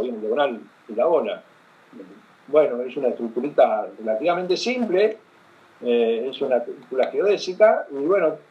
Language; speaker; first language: Spanish; native; Spanish